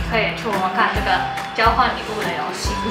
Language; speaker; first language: Chinese; native; Chinese